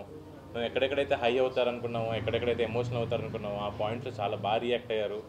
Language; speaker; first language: Telugu; native; Telugu